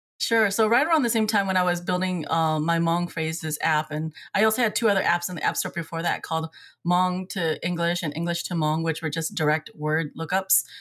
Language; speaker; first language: English; early bilingual, other home language; Hmong